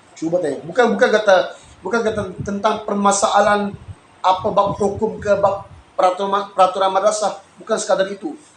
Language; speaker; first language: Malay; native; Malay